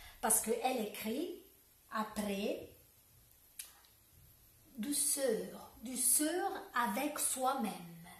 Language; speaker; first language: French; non-native, learner; Italian